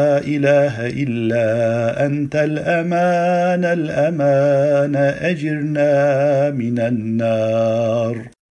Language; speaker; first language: Arabic; non-native, fluent; Turkish